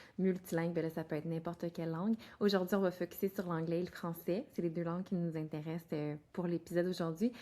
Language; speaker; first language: French; native; French